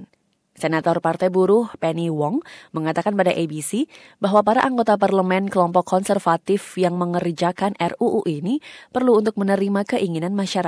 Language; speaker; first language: Indonesian; native; Indonesian